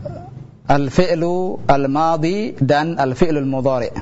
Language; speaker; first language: Arabic; non-native, fluent; Indonesian